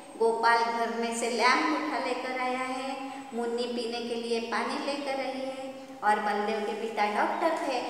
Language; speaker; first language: Hindi; non-native, local second language; Kannada